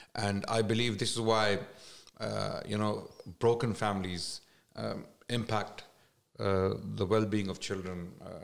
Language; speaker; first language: English; non-native, local second language; Urdu